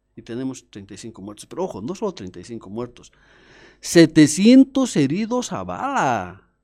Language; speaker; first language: Spanish; native; Spanish